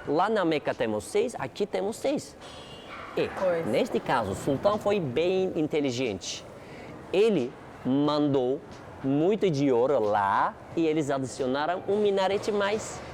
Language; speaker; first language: Portuguese; non-native, learner; Turkish